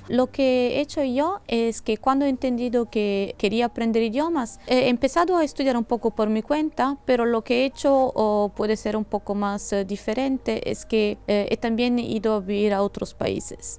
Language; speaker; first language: Spanish; non-native, fluent; Italian